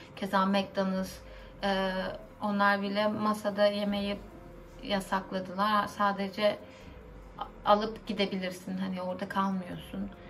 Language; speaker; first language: Turkish; native; Turkish